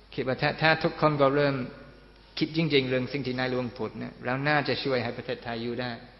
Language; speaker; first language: Thai; non-native, fluent; English